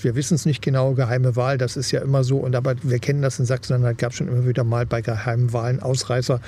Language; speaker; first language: German; native; German